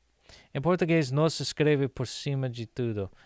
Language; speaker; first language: Portuguese; non-native, learner; English